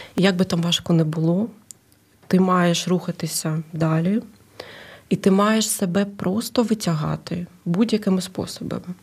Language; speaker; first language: Ukrainian; native; Ukrainian